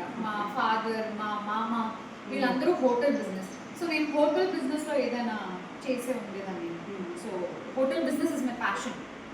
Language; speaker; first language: Telugu; non-native, local second language; Kannada